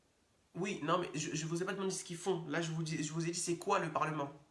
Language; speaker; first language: French; native; French